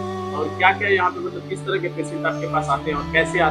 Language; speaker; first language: Hindi; native; Hindi